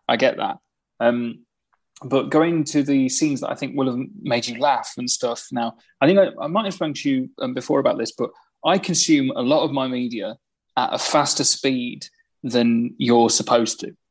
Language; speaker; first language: English; native; English